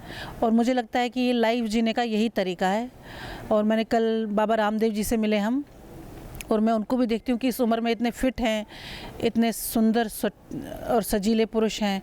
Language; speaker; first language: Hindi; native; Hindi